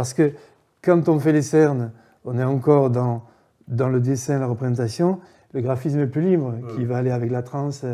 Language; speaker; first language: French; native; French